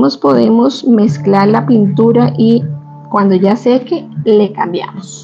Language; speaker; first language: Spanish; native; Spanish